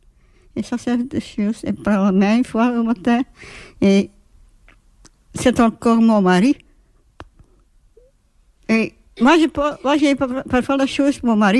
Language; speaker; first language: French; non-native, learner; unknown